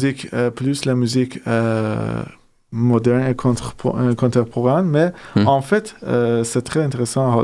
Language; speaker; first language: French; non-native, fluent; Persian